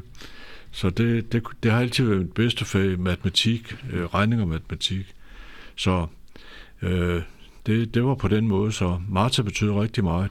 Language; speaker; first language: Danish; native; Danish